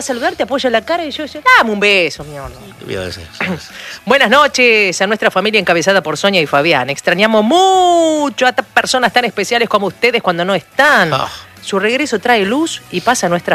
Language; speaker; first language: Spanish; native; Spanish